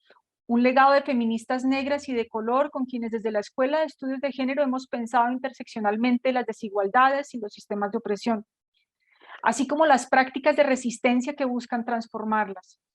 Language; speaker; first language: Spanish; native; Spanish